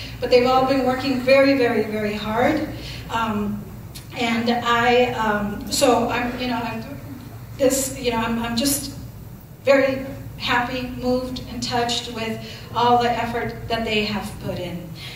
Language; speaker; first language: English; early bilingual, other home language; Spanish